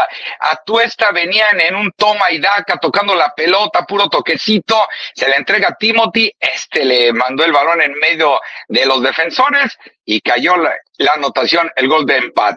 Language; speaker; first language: Spanish; native; Spanish